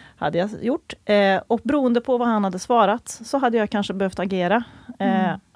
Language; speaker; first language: Swedish; native; Swedish